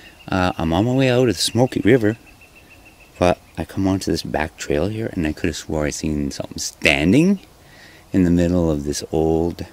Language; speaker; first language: English; native; English